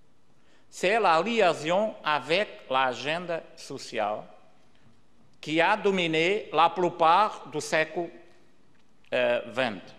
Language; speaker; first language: French; non-native, learner; Portuguese